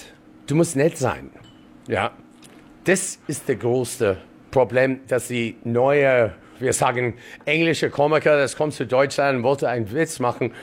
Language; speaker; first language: German; non-native, learner; English